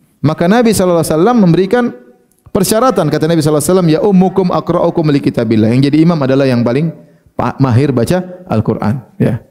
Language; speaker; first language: Malay; native; Malay